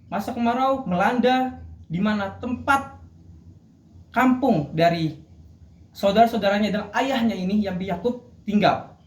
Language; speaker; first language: Indonesian; native; Indonesian